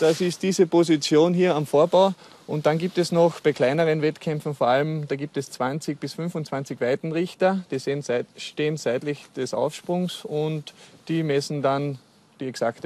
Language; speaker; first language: German; native; German